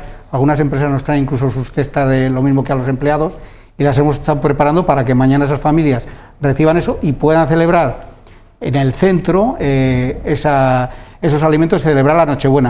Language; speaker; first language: Spanish; native; Spanish